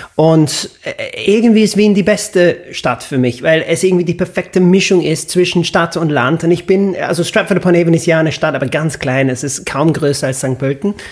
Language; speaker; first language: German; non-native, fluent; English